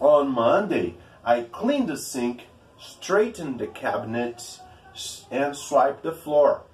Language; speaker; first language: English; non-native, fluent; Portuguese